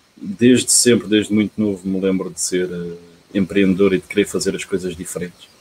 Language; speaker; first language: Portuguese; early bilingual, heritage; Portuguese